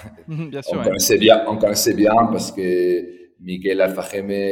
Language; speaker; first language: French; non-native, fluent; Spanish